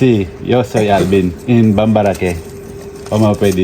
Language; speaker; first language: Spanish; non-native, learner; Filipino